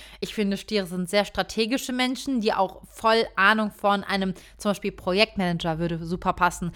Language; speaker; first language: German; early bilingual, other home language; Turkish